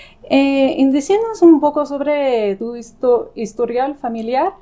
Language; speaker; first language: Spanish; non-native, fluent; English